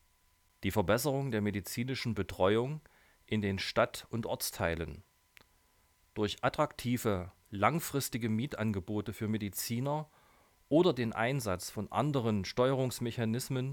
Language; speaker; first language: German; native; German